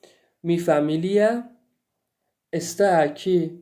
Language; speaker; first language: Spanish; non-native, fluent; Persian